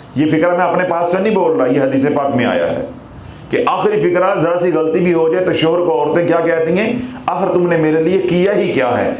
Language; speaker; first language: Urdu; non-native, local second language; Punjabi